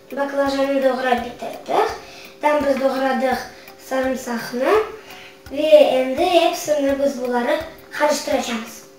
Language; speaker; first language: Turkish; early bilingual, heritage; Crimean Tatar